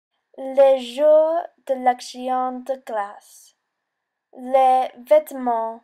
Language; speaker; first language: French; non-native, learner; English